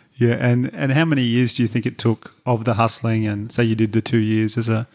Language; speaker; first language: English; native; English